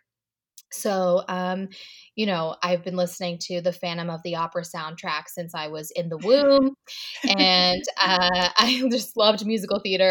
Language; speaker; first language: English; native; English